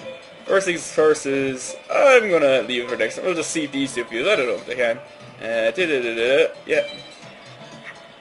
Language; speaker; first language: English; native; English